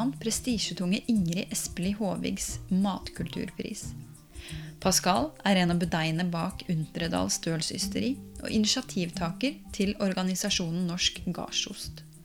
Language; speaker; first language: Norwegian; native; Norwegian